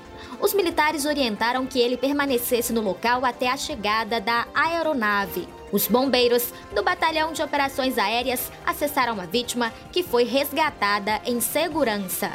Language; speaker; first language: Portuguese; native; Portuguese